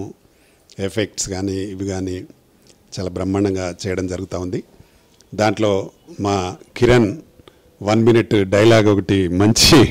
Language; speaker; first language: Telugu; native; Telugu